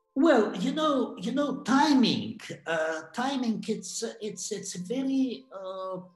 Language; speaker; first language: English; non-native, fluent; Russian